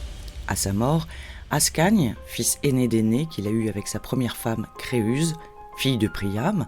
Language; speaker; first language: French; native; French